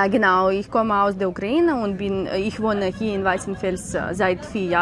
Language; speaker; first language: German; non-native, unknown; Ukrainian